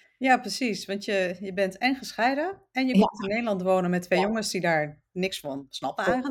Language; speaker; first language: Dutch; native; Dutch